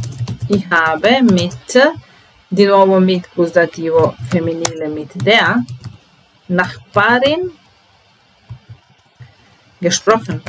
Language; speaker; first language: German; non-native, fluent; Italian